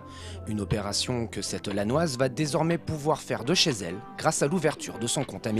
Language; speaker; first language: French; native; French